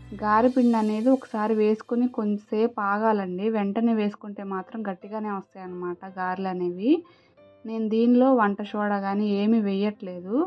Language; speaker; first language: Telugu; native; Telugu